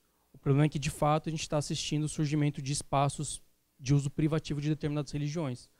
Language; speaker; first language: Portuguese; native; Portuguese